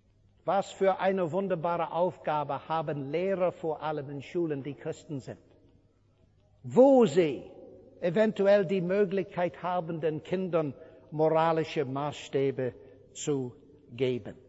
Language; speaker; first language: German; non-native, fluent; English